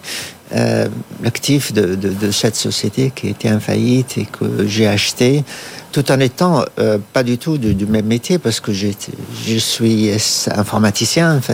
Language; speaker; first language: French; non-native, fluent; Arabic